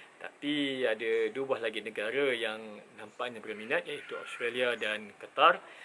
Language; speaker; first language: Malay; native; Malay